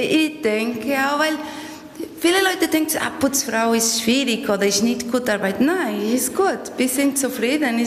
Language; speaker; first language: German; non-native, learner; Portuguese